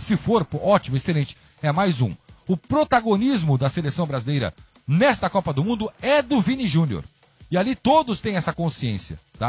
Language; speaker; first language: Portuguese; native; Portuguese